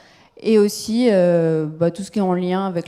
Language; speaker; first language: French; native; French